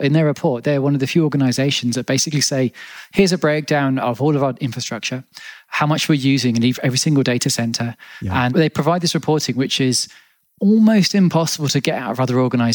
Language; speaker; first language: English; native; English